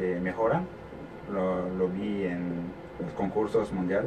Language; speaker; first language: Spanish; non-native, learner; French